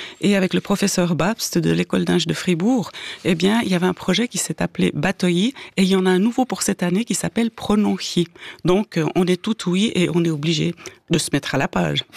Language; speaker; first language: French; native; French